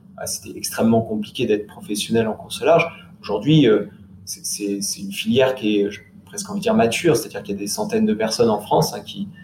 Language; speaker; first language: French; native; French